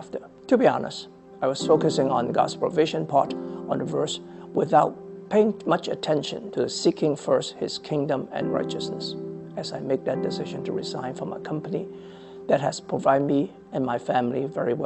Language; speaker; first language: English; non-native, local second language; Cantonese